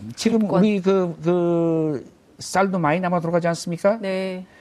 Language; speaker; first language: Korean; native; Korean